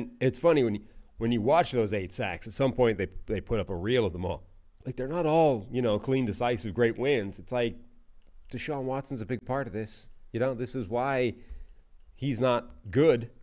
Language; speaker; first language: English; native; English